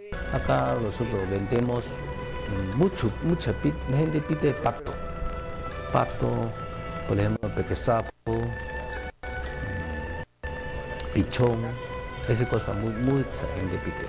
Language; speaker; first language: Spanish; non-native, learner; Cantonese